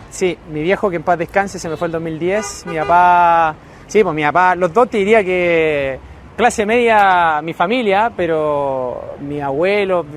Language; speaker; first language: Spanish; native; Spanish